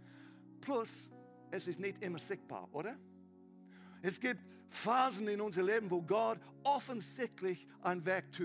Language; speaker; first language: German; non-native, learner; English